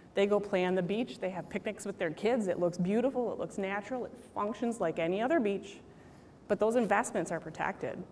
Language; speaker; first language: English; native; English